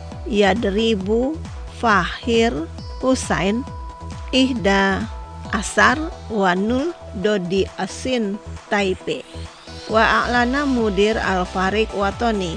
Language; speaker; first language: Arabic; non-native, fluent; Indonesian